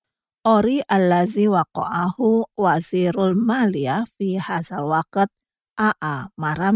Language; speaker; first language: Arabic; non-native, learner; Indonesian